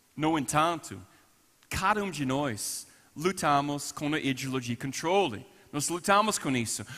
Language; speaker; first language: Portuguese; non-native, fluent; English